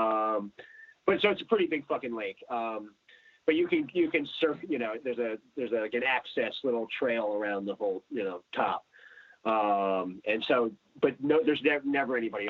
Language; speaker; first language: English; native; English